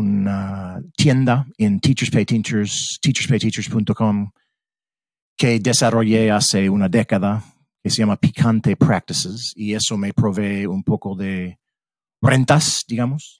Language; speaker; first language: Spanish; early bilingual, heritage; English